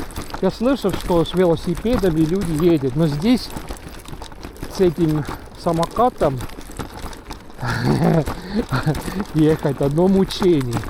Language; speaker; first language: Russian; non-native, local second language; Estonian